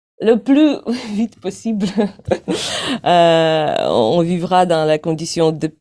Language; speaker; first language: French; non-native, fluent; Ukrainian